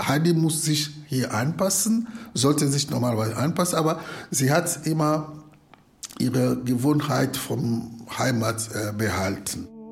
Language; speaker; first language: German; non-native, fluent; Lingala